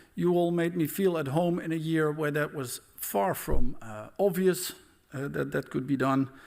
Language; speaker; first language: English; non-native, fluent; Dutch